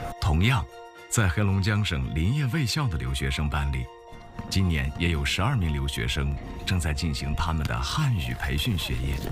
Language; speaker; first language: Chinese; native; Chinese